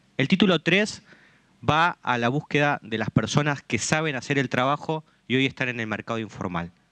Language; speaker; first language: Spanish; native; Spanish